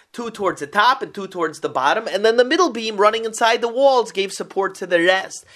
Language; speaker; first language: English; native; English